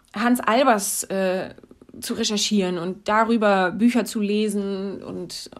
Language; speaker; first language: German; native; German